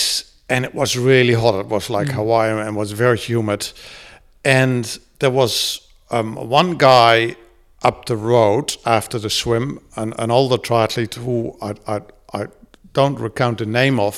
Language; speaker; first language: English; non-native, fluent; Dutch